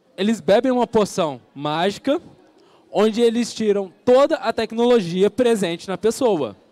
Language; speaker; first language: Portuguese; native; Portuguese